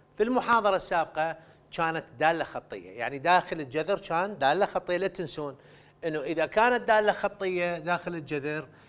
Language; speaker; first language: Arabic; non-native, local second language; Central Kurdish